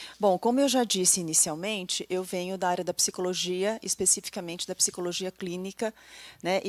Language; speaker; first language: Portuguese; native; Portuguese